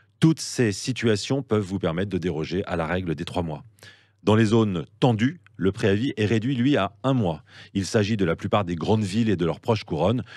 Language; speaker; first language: French; native; French